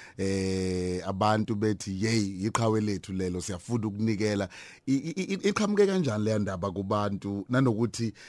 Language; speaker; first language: Zulu; native; Zulu